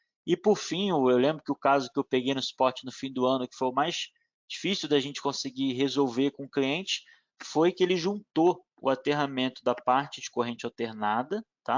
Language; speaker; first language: Portuguese; native; Portuguese